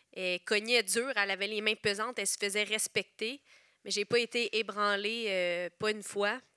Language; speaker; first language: French; native; French